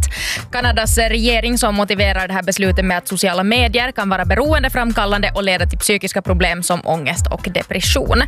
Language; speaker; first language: Swedish; native; Swedish